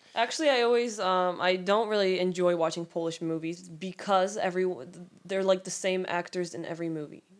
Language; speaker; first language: English; non-native, fluent; Polish